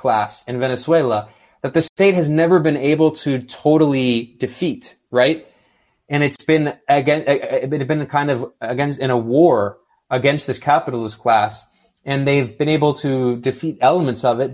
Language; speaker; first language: English; native; English